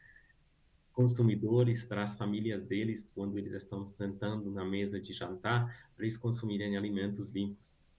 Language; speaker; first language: Portuguese; non-native, fluent; Hungarian